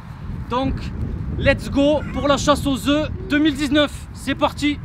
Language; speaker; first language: French; native; French